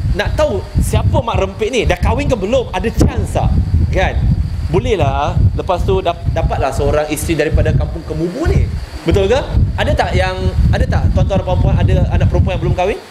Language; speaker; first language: Malay; native; Malay